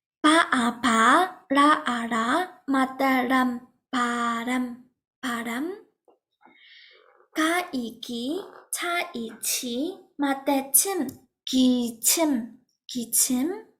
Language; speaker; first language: Korean; non-native, fluent; Burmese